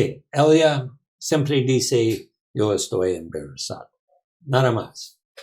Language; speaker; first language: Spanish; non-native, learner; English